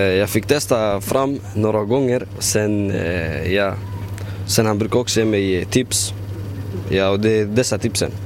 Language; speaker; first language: Swedish; non-native, fluent; Arabic